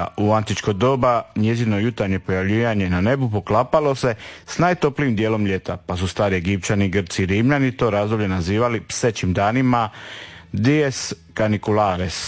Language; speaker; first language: Serbian; native; Serbian